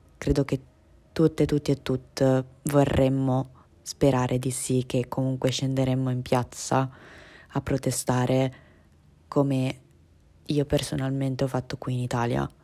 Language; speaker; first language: Italian; early bilingual, other home language; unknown